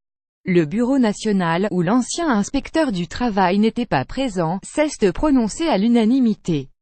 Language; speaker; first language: French; native; French